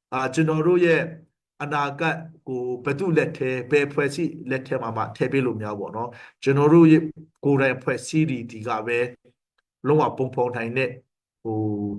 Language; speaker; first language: Burmese; non-native, local second language; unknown